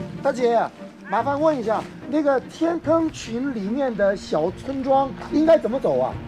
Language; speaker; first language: Chinese; non-native, fluent; Korean